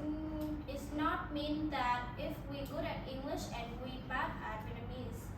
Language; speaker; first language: English; non-native, learner; Vietnamese